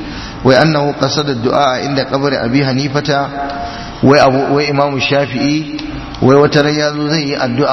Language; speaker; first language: Arabic; non-native, fluent; Hausa